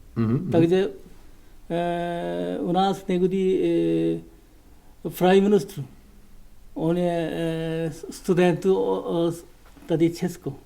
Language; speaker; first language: Czech; non-native, learner; Korean